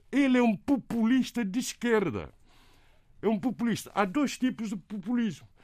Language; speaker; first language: Portuguese; non-native, local second language; Kabuverdianu